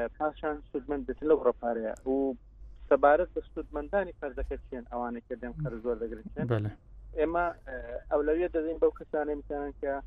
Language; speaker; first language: Central Kurdish; non-native, local second language; Kurdish